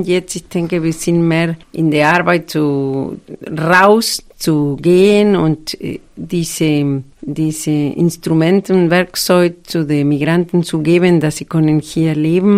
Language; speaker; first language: German; non-native, fluent; Spanish